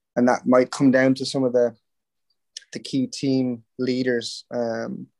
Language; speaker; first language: English; native; English